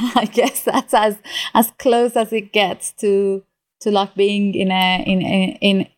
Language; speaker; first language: English; non-native, fluent; Persian